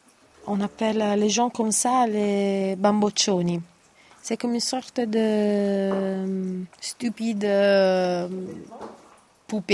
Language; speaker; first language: French; non-native, fluent; Italian